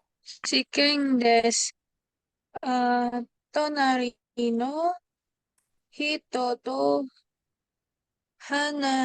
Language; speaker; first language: Japanese; non-native, learner; Indonesian